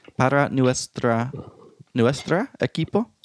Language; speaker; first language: Spanish; non-native, learner; English